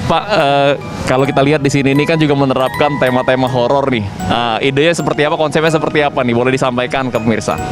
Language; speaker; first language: Indonesian; native; Indonesian